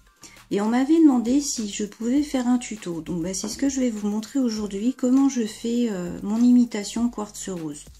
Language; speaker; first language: French; native; French